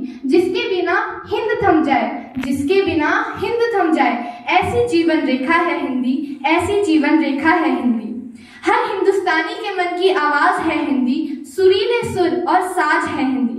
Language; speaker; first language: Hindi; native; Hindi